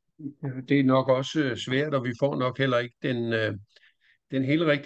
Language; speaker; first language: Danish; native; Danish